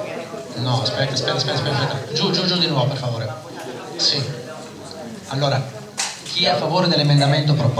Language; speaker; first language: Italian; native; Italian